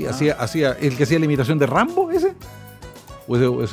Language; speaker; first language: Spanish; native; Spanish